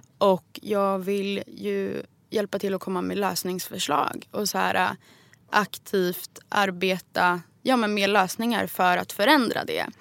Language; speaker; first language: Swedish; native; Swedish